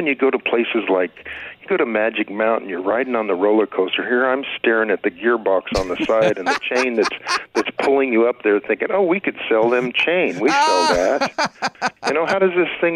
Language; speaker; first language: English; native; English